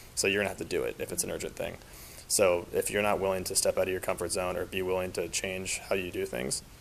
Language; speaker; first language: English; native; English